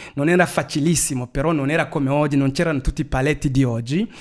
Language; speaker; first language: Italian; non-native, fluent; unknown